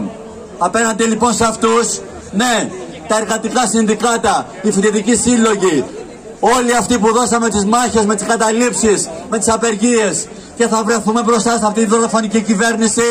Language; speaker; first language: Greek; native; Greek